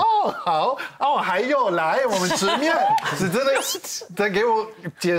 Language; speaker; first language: Chinese; non-native, fluent; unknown